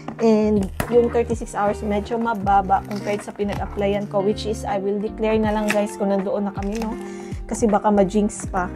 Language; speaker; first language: Filipino; non-native, local second language; Cebuano